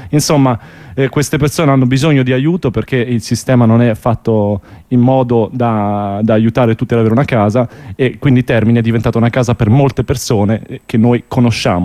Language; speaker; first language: Italian; native; Italian